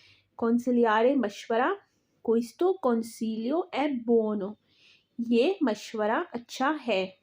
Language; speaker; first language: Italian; non-native, learner; Urdu